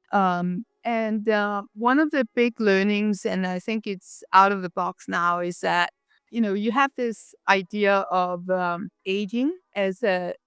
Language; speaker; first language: English; non-native, fluent; Danish